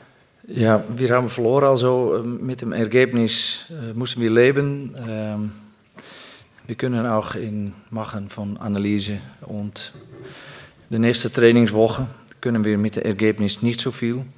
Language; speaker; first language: German; non-native, fluent; Dutch